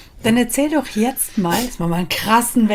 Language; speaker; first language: German; native; German